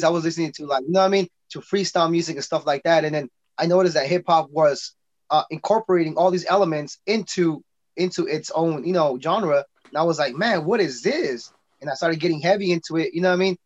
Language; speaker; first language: English; native; English